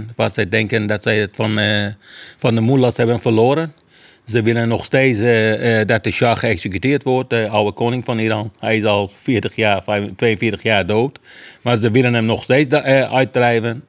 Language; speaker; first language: Dutch; non-native, fluent; Persian